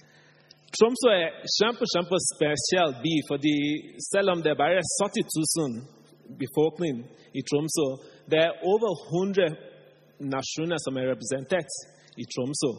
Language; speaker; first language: Norwegian; non-native, fluent; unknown